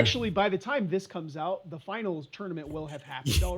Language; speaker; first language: English; native; English